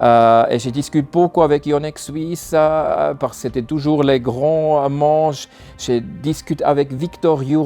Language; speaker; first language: French; non-native, learner; German